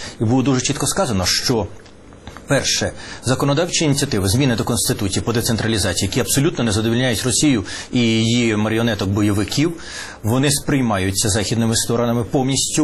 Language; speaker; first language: Ukrainian; native; Ukrainian